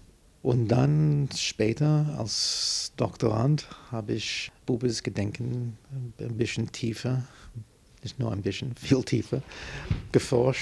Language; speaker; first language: German; non-native, fluent; English